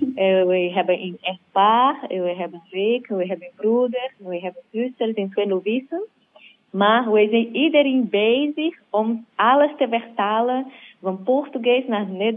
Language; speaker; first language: Dutch; non-native, learner; Portuguese